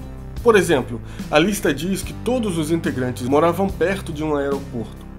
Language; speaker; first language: Portuguese; native; Portuguese